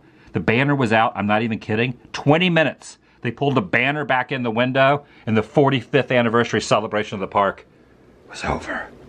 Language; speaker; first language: English; native; English